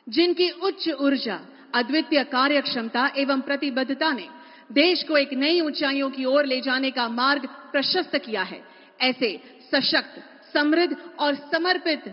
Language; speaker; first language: Hindi; non-native, local second language; Gujarati